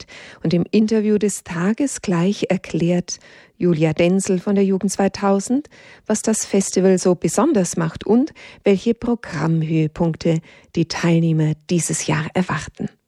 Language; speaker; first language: German; native; German